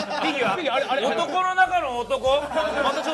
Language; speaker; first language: Japanese; native; Japanese